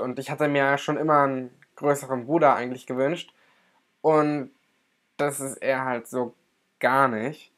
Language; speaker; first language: German; native; German